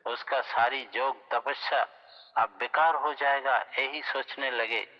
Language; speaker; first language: Hindi; non-native, local second language; Bangla